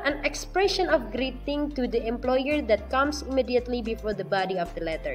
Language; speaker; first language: English; non-native, fluent; Indonesian